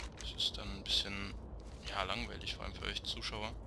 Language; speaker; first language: German; native; German